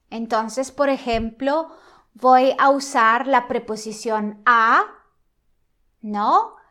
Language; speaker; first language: Spanish; non-native, fluent; Italian